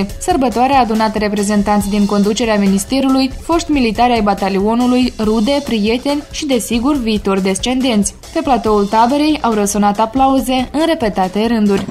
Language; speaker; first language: Romanian; native; Romanian